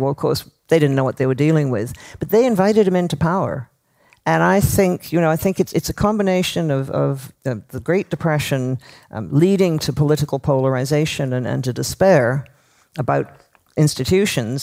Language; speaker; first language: English; native; English